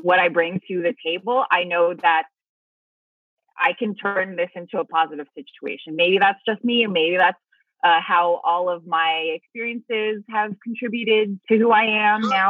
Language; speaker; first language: English; early bilingual, other home language; Filipino